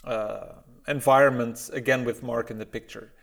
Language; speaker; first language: English; non-native, fluent; Dutch